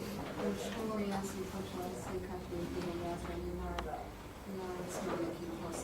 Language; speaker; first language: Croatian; non-native, learner; English